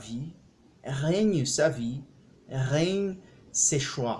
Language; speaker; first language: French; non-native, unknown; Spanish